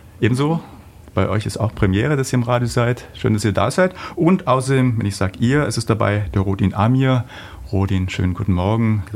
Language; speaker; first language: German; native; German